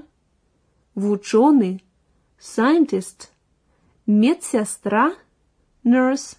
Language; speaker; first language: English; non-native, fluent; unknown